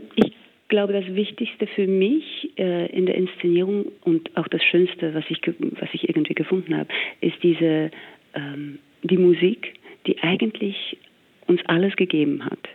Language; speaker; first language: German; non-native, fluent; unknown